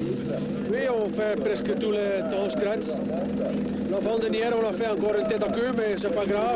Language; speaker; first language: French; non-native, local second language; Dutch